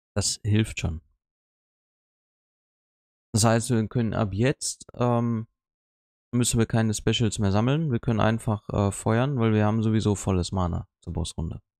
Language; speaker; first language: German; native; German